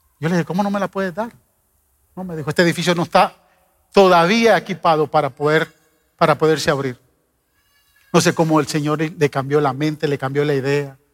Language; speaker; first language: Spanish; native; Spanish